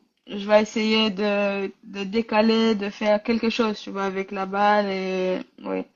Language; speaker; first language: French; non-native, learner; Rundi